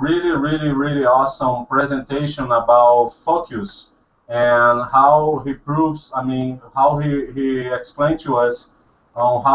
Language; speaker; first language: English; non-native, fluent; Portuguese